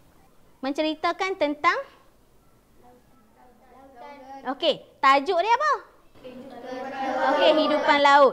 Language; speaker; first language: Malay; native; Malay